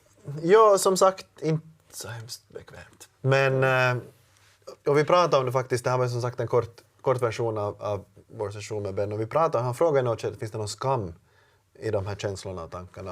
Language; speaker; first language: Swedish; native; Swedish